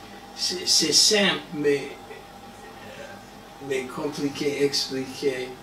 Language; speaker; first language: French; non-native, learner; English